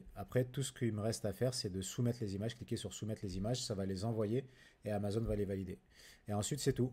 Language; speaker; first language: French; native; French